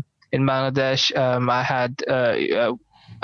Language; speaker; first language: English; non-native, local second language; Bangla